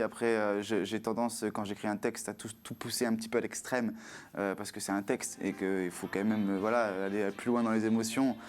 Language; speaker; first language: French; native; French